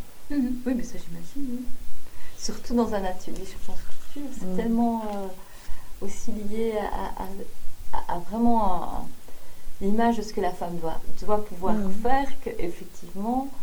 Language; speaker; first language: French; native; French